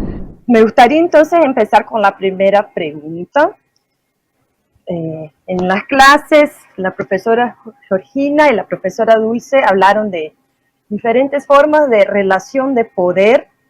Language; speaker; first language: Spanish; non-native, fluent; Portuguese